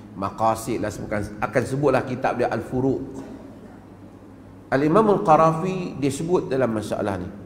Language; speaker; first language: Malay; native; Malay